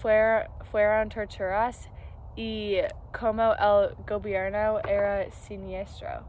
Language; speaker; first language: Spanish; non-native, learner; English